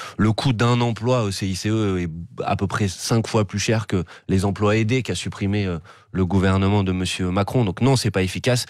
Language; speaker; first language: French; native; French